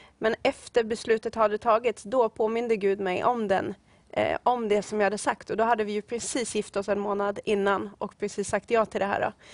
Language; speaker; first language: Swedish; native; Swedish